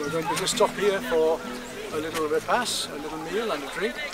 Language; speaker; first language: English; native; English